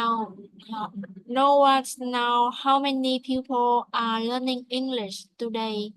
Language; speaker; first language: English; non-native, learner; Vietnamese